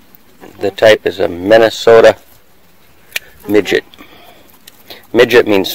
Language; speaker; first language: English; native; English